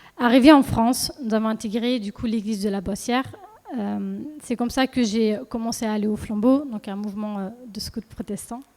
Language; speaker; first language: French; early bilingual, other home language; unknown